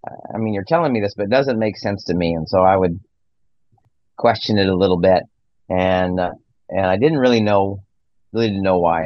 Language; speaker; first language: English; native; English